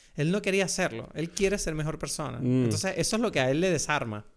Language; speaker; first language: Spanish; native; Spanish